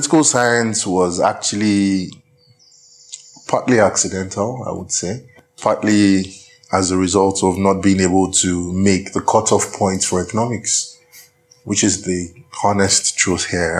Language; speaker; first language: English; non-native, local second language; Yoruba